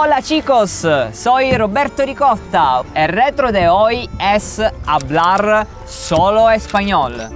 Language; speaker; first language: Spanish; non-native, learner; Italian